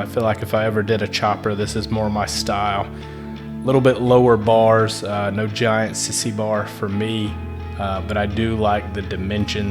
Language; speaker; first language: English; native; English